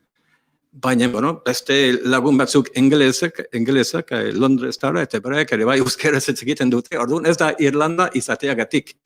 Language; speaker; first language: Basque; non-native, learner; English